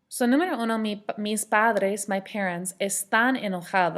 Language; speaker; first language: Spanish; non-native, fluent; English